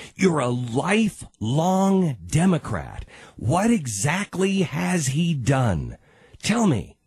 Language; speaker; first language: English; native; English